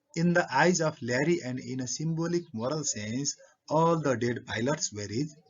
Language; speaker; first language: English; non-native, local second language; Nepali